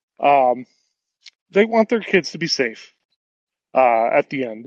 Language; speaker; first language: English; native; English